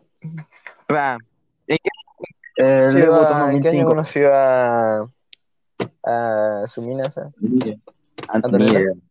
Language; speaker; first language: Spanish; native; Spanish